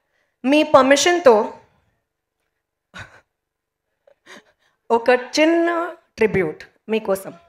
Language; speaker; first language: Telugu; native; Telugu